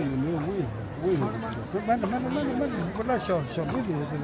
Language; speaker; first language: Chinese; native; Chinese